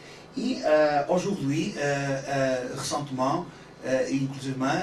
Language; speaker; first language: French; non-native, learner; Portuguese